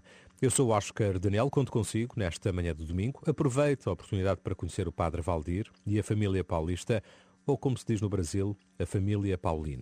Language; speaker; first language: Portuguese; native; Portuguese